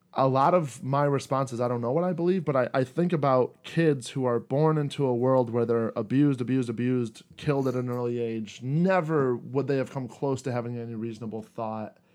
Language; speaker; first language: English; native; English